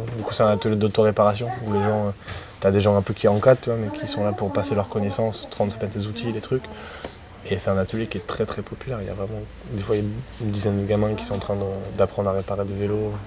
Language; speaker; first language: French; native; French